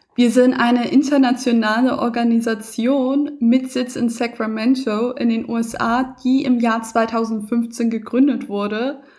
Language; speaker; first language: German; early bilingual, other home language; Persian